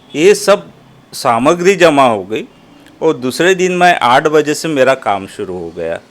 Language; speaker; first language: Hindi; non-native, local second language; Marathi